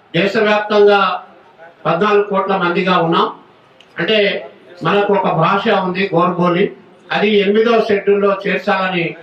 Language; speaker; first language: Telugu; non-native, local second language; Lambadi